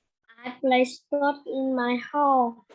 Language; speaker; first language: English; non-native, learner; Vietnamese